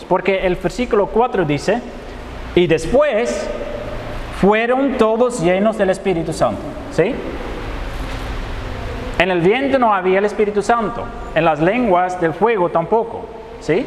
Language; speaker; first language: Spanish; non-native, fluent; Dutch